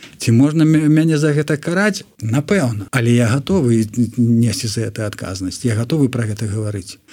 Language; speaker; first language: Belarusian; non-native, local second language; Russian